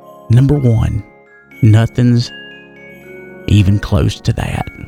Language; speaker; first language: English; native; English